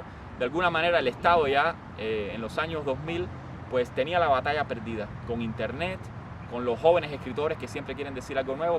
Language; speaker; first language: Spanish; native; Spanish